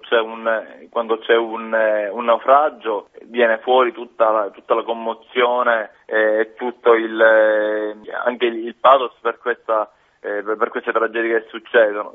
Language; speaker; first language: Italian; native; Italian